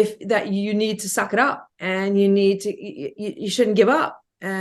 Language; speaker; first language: English; native; English